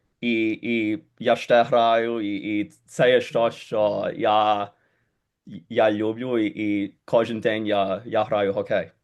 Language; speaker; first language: Ukrainian; early bilingual, heritage; Ukrainian